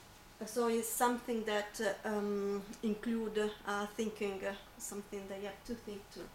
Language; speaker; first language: English; non-native, fluent; Italian